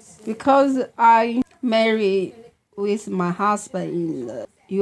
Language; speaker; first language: English; non-native, learner; Chinese